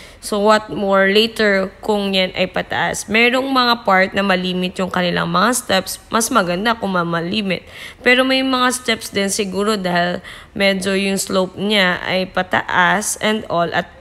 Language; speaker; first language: Filipino; native; Filipino